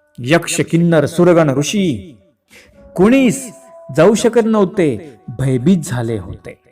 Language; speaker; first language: Marathi; native; Marathi